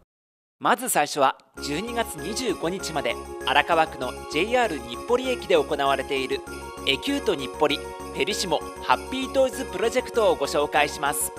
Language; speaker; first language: Japanese; native; Japanese